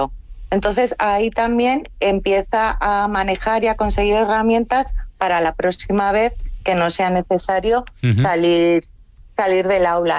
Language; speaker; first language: Spanish; native; Spanish